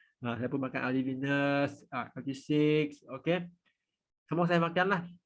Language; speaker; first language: Malay; non-native, fluent; Vietnamese